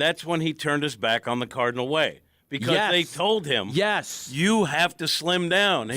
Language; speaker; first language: English; native; English